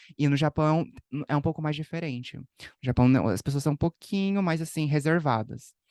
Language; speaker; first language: Portuguese; native; Portuguese